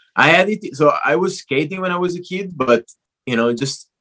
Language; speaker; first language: English; non-native, fluent; Italian